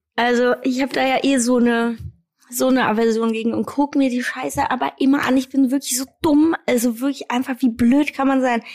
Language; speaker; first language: German; native; German